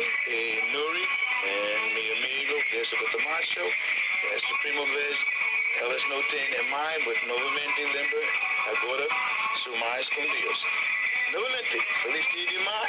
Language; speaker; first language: Portuguese; non-native, learner; English